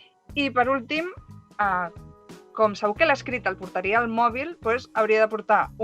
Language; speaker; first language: Catalan; native; Catalan